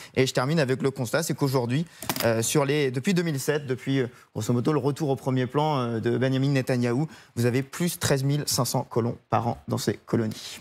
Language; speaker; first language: French; native; French